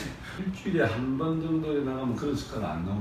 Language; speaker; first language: Korean; native; Korean